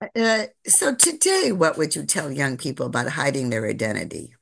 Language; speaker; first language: English; native; English